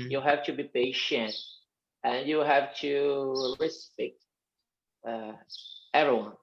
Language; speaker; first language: English; non-native, fluent; Portuguese